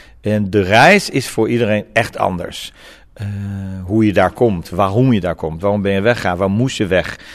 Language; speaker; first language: Dutch; non-native, fluent; Portuguese